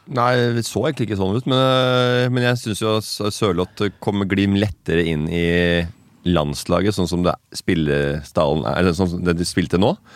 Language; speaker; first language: Norwegian; native; Norwegian